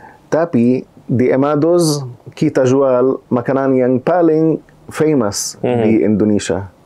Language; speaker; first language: Indonesian; non-native, fluent; Arabic